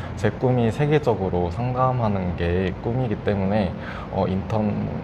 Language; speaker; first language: Korean; native; Korean